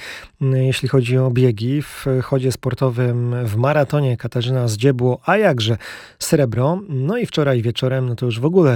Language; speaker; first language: Polish; native; Polish